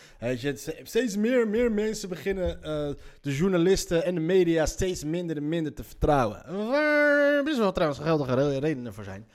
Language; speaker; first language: Dutch; early bilingual, other home language; Riffian